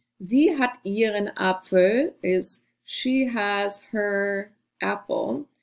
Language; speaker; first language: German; non-native, fluent; English